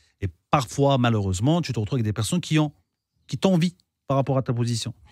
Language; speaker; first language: French; non-native, local second language; Arabic